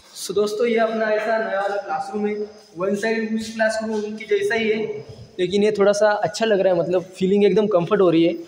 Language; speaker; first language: Hindi; non-native, local second language; Marathi